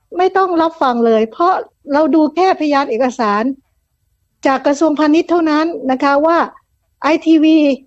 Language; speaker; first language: Thai; native; Thai